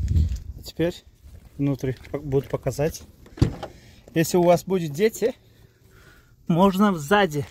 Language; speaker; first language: Russian; non-native, learner; Uzbek